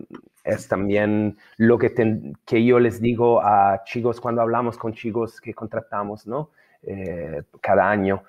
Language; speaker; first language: Spanish; non-native, fluent; Italian